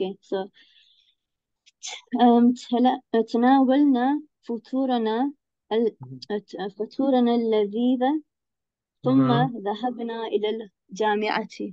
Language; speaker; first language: Arabic; non-native, learner; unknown